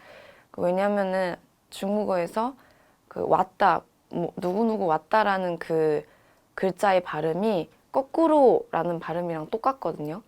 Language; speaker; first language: Korean; non-native, fluent; Chinese